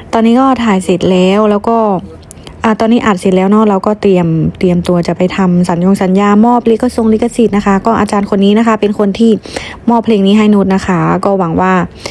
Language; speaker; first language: Thai; non-native, fluent; Lao